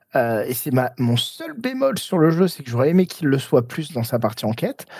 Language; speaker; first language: French; native; French